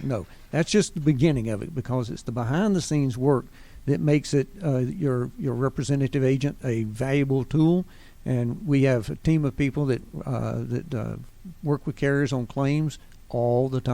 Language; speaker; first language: English; native; English